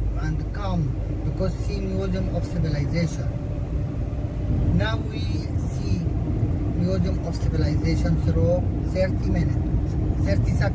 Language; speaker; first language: English; non-native, learner; Arabic